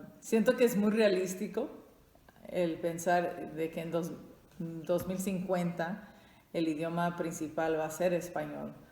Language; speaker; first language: Spanish; early bilingual, heritage; Spanish